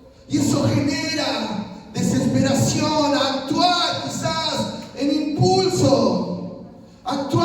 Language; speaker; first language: Spanish; native; Spanish